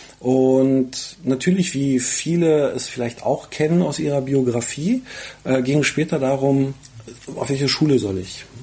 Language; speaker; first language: German; early bilingual, other home language; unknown